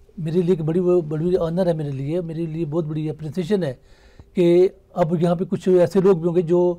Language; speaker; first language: Urdu; native; Urdu